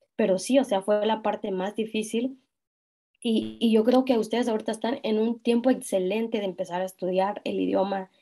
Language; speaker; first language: Spanish; non-native, local second language; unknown